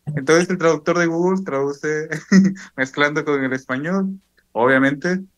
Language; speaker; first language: Spanish; non-native, local second language; Zapotec